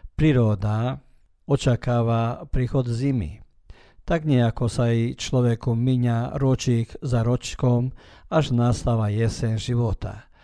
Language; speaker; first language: Slovak; early bilingual, heritage; Slovak